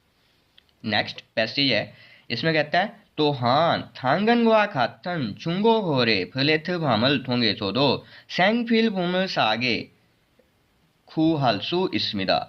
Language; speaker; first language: Korean; non-native, learner; Urdu